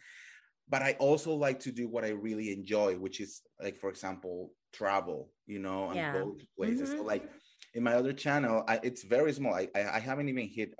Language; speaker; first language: English; non-native, fluent; Spanish